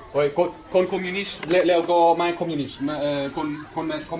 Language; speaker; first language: Thai; non-native, learner; English